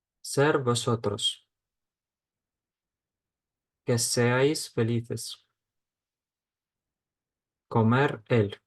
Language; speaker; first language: Spanish; non-native, fluent; Ukrainian